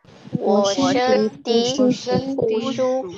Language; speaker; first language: Chinese; non-native, learner; Indonesian